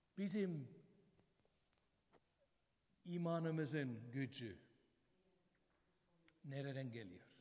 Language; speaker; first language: Turkish; non-native, fluent; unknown